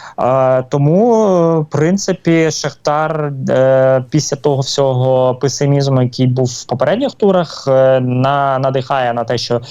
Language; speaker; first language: Ukrainian; native; Ukrainian